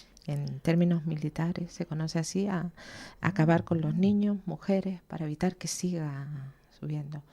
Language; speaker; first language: Spanish; native; Spanish